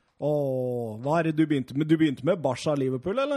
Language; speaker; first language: Norwegian; native; Norwegian